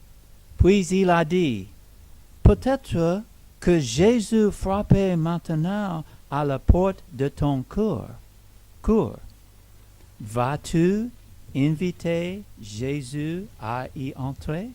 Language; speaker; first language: French; non-native, learner; English